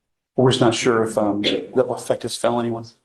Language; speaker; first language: English; native; English